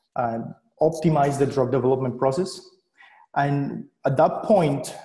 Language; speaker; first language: English; non-native, fluent; Spanish